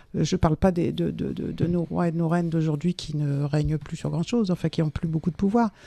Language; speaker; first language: French; native; French